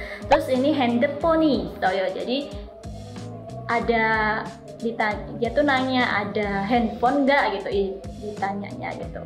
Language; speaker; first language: Indonesian; native; Indonesian